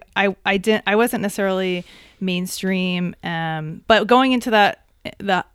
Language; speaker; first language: English; native; English